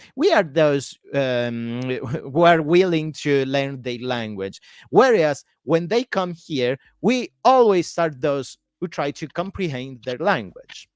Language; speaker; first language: English; non-native, fluent; Italian